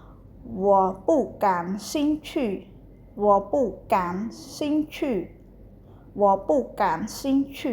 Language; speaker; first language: Chinese; non-native, fluent; Khmer